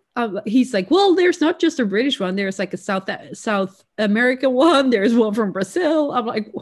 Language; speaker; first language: English; non-native, fluent; Swedish